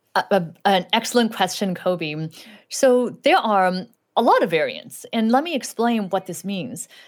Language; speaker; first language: English; early bilingual, other home language; Chinese